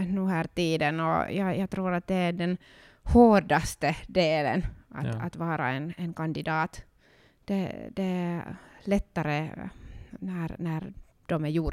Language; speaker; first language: Swedish; non-native, local second language; Finnish